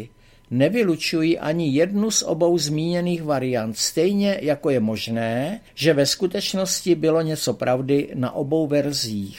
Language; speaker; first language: Czech; native; Czech